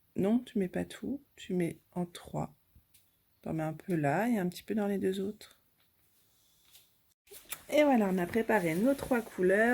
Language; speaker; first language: French; native; French